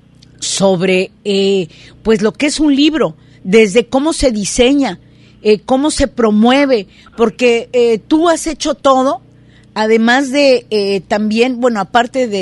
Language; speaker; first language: Spanish; native; Spanish